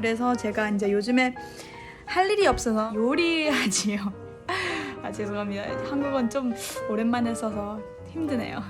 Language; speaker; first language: Korean; early bilingual, heritage; Korean